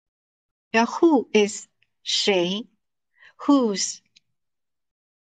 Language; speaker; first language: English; non-native, fluent; Chinese